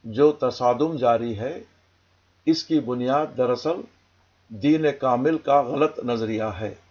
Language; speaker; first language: Urdu; native; Urdu